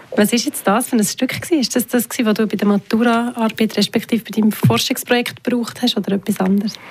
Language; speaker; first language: German; native; German